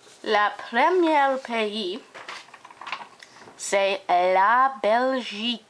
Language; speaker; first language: French; non-native, learner; English